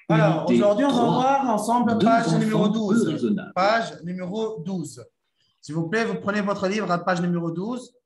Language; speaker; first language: French; non-native, fluent; Arabic